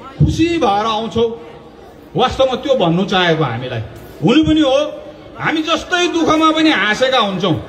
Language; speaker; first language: Nepali; native; Nepali